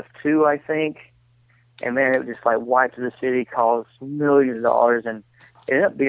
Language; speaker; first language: English; native; English